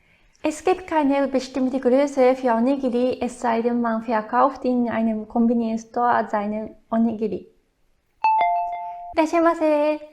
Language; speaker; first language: German; non-native, fluent; Japanese